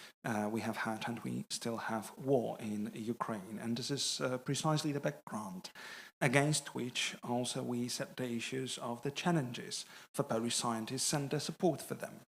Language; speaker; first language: English; non-native, fluent; Polish